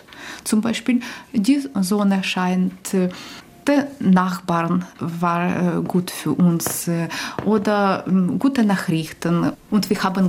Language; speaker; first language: German; non-native, learner; Ukrainian